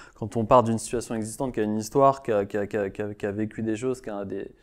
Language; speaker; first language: French; native; French